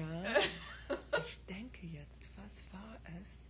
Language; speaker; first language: German; non-native, fluent; English